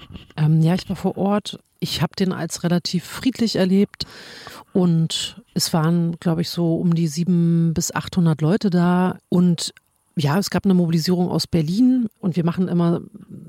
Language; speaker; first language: German; native; German